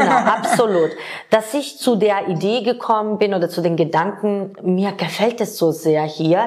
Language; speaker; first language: German; non-native, fluent; Georgian